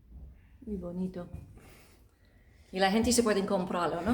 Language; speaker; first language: Spanish; non-native, learner; English